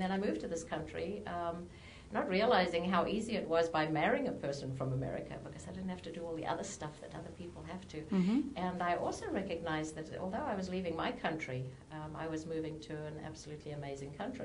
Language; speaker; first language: English; native; English